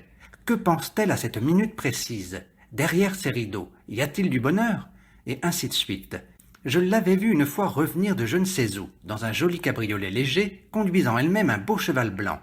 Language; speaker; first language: French; native; French